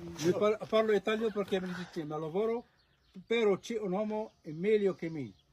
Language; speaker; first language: Italian; non-native, learner; Arabic